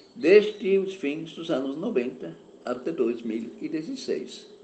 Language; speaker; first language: Portuguese; non-native, fluent; German